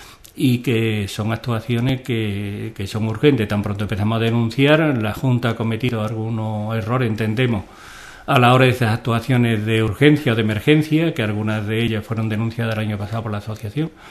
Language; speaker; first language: Spanish; native; Spanish